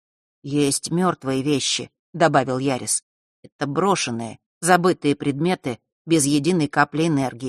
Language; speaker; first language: Russian; native; Russian